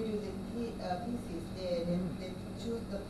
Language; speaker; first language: English; non-native, learner; Thai